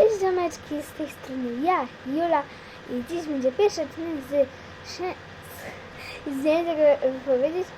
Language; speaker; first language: Polish; native; Polish